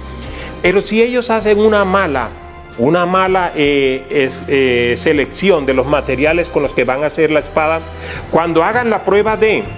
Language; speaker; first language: Spanish; native; Spanish